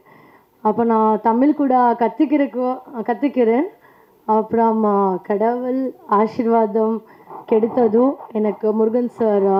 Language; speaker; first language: Tamil; non-native, learner; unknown